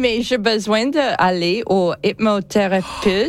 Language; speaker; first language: French; non-native, learner; English